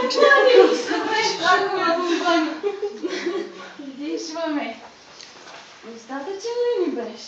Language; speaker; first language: Bulgarian; native; Bulgarian